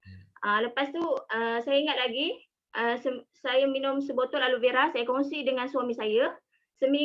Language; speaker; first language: Malay; native; Malay